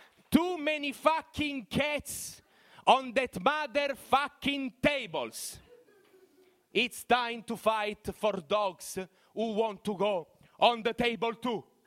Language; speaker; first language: English; non-native, fluent; Italian